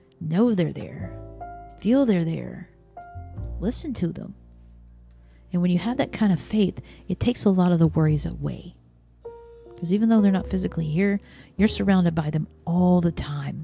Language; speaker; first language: English; native; English